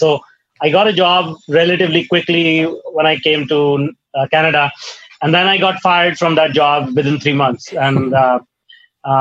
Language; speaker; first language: English; non-native, local second language; Hindi